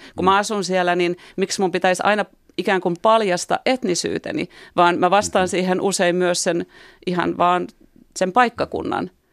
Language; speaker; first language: Finnish; native; Finnish